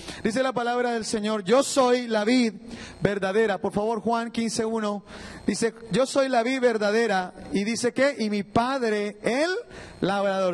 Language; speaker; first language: Spanish; native; Spanish